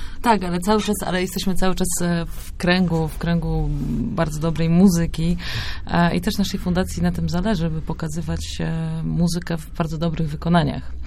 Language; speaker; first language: Polish; native; Polish